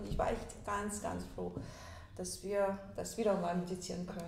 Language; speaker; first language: German; non-native, fluent; Korean